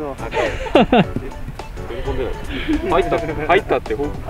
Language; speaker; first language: Japanese; native; Japanese